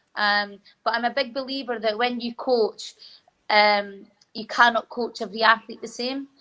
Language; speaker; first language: English; native; English